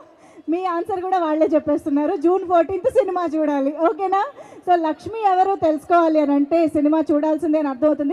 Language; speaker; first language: Telugu; native; Telugu